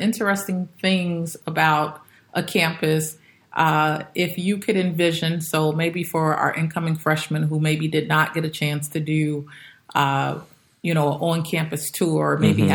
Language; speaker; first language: English; native; English